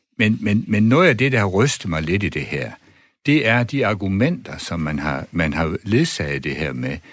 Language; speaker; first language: Danish; native; Danish